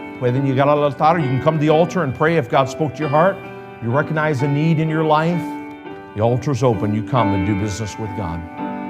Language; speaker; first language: English; native; English